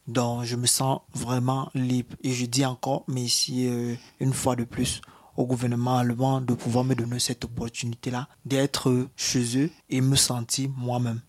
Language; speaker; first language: French; native; French